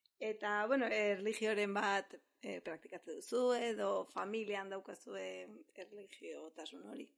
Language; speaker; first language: Basque; non-native, fluent; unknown